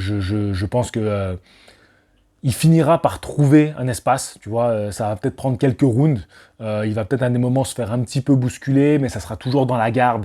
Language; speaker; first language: French; native; French